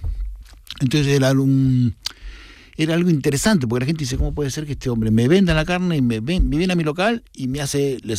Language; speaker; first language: Spanish; native; Spanish